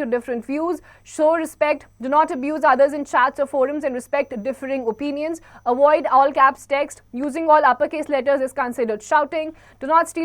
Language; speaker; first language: English; non-native, local second language; Hindi